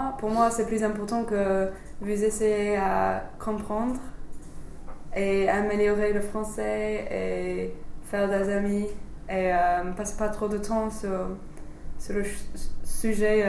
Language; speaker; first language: French; non-native, fluent; English